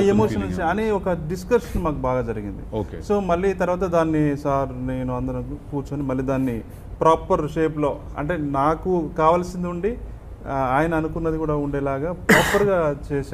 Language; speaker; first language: Telugu; native; Telugu